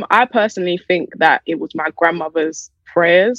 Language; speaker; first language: English; native; English